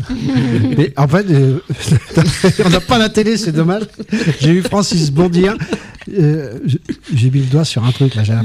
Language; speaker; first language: French; native; French